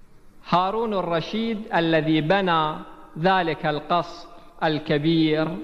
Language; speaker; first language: Arabic; native; Arabic